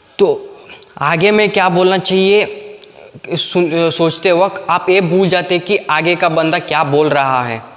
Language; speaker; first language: Hindi; non-native, local second language; Kannada